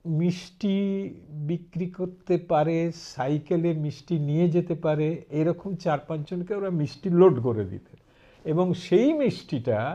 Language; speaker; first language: Bangla; early bilingual, heritage; Bangla